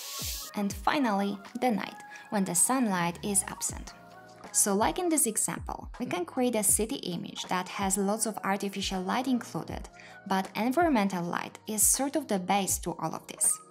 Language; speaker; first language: English; non-native, fluent; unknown